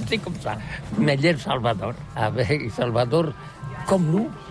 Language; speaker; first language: French; non-native, learner; Spanish